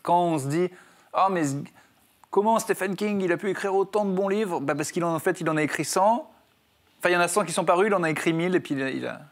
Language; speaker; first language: French; native; French